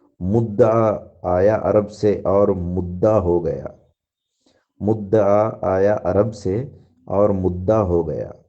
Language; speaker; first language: Urdu; native; Urdu